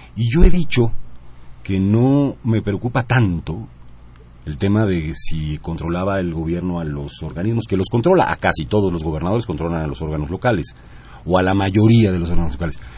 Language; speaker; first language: Spanish; native; Spanish